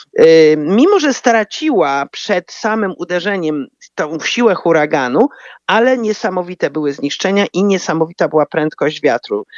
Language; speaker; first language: Polish; native; Polish